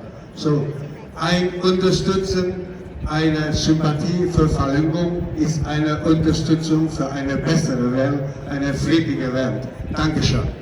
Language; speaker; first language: German; non-native, fluent; Cantonese